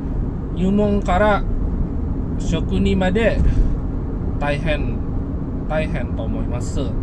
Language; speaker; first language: Japanese; non-native, learner; Indonesian